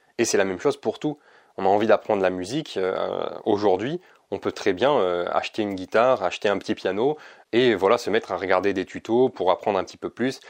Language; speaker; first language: French; native; French